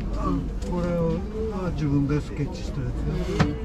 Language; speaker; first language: Japanese; native; Japanese